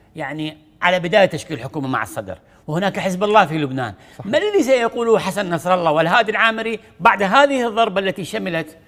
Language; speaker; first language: Arabic; native; Arabic